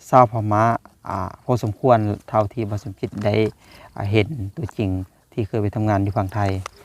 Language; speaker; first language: Thai; native; Thai